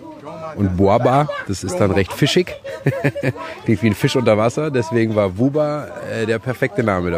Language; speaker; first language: German; native; German